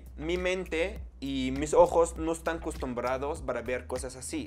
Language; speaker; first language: Spanish; non-native, fluent; Arabic